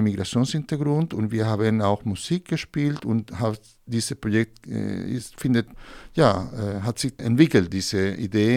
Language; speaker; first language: German; non-native, fluent; Spanish